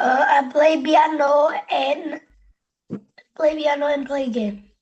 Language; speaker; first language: English; non-native, learner; Vietnamese